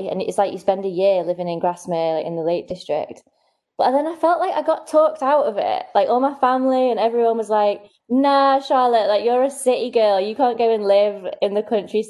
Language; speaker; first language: English; native; English